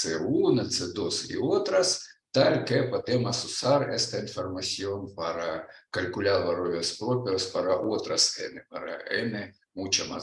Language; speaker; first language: Spanish; non-native, learner; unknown